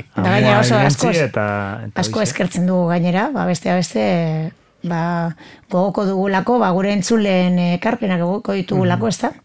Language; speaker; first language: Basque; native; Basque